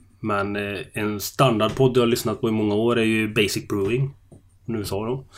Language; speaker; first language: Swedish; native; Swedish